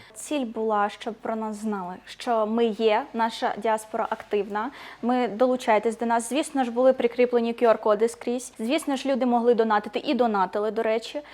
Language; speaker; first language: Ukrainian; native; Ukrainian